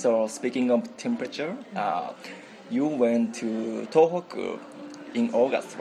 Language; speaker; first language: English; non-native, learner; Japanese